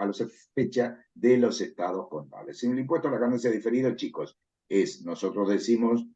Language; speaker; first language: Spanish; native; Spanish